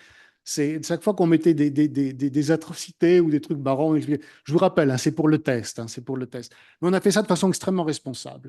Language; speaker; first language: French; native; French